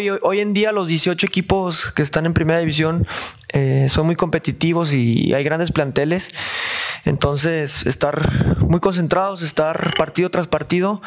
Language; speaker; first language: Spanish; native; Spanish